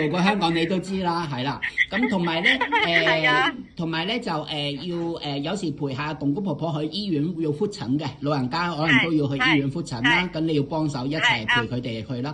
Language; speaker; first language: Cantonese; native; Cantonese